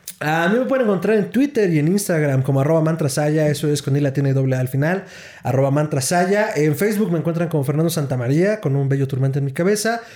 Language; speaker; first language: Spanish; native; Spanish